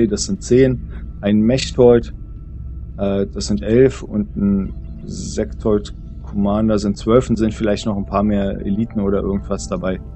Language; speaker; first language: German; native; German